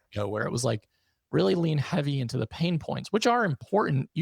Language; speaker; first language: English; native; English